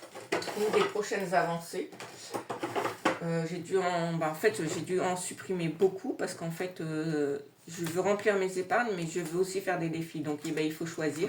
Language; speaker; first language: French; native; French